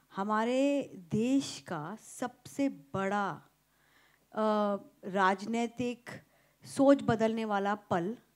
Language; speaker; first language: Hindi; native; Hindi